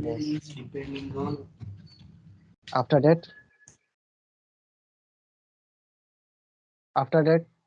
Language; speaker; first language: English; non-native, learner; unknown